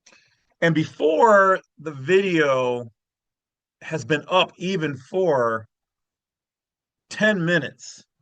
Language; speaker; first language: English; native; English